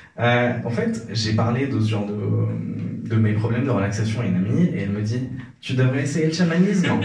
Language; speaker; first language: French; non-native, local second language; Arabic